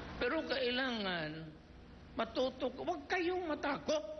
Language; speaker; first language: Filipino; non-native, local second language; Cebuano